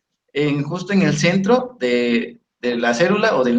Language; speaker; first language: Spanish; native; Spanish